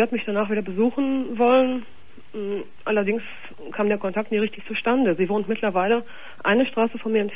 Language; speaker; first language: German; native; German